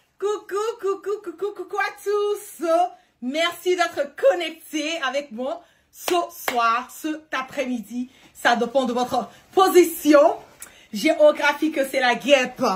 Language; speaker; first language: French; early bilingual, heritage; French